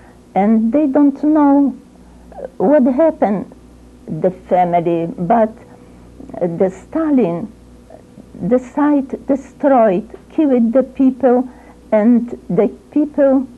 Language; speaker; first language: English; non-native, learner; Ukrainian